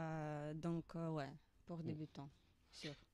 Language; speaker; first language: French; non-native, learner; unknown